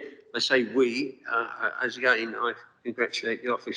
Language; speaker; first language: English; native; English